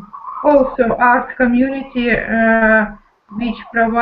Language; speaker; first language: English; non-native, learner; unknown